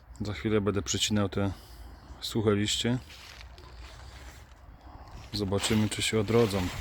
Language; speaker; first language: Polish; native; Polish